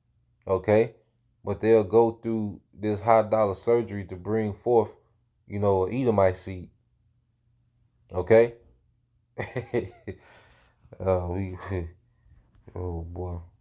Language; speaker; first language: English; native; English